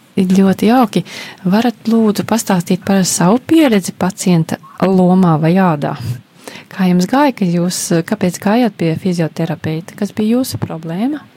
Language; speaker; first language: Latvian; native; Latvian